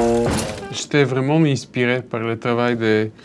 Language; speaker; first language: French; non-native, fluent; Bulgarian